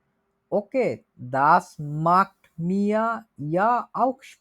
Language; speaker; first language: German; non-native, learner; Bangla